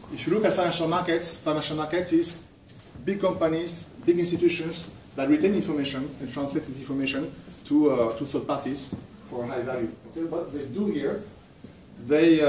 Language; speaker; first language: English; non-native, fluent; French